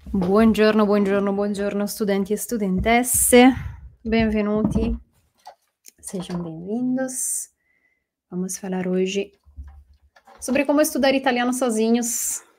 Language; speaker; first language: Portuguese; non-native, fluent; Italian